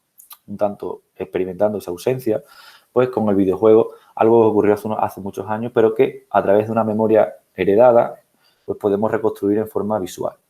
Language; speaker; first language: Spanish; native; Spanish